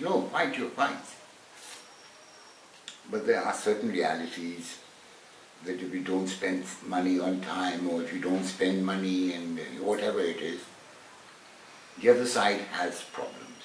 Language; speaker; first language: English; non-native, local second language; Hindi